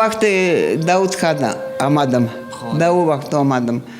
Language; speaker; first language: Persian; non-native, fluent; Russian